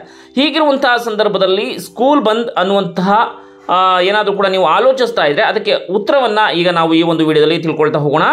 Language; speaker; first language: Kannada; native; Kannada